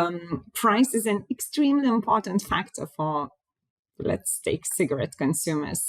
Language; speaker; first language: English; non-native, fluent; Lithuanian